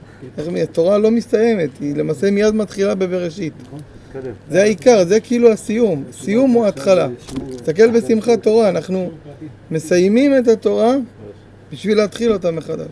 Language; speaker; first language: Hebrew; native; Hebrew